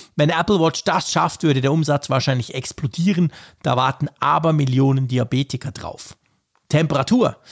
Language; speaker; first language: German; native; German